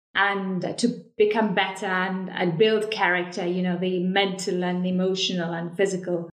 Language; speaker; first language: English; non-native, fluent; Estonian